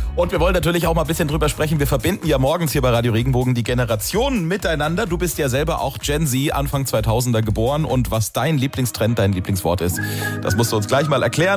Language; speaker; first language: German; native; German